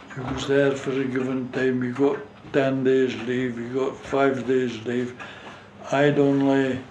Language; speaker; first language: English; native; English